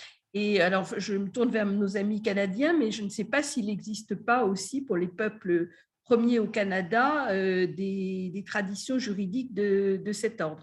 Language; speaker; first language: French; native; French